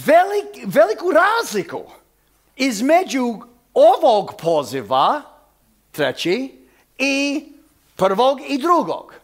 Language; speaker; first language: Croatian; early bilingual, heritage; Croatian